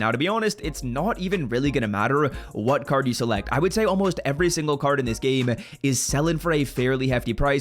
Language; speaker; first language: English; native; English